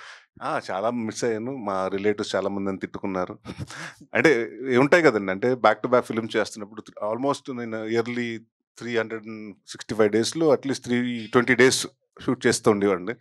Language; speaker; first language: Telugu; native; Telugu